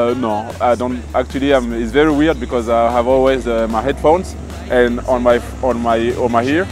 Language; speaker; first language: English; non-native, fluent; French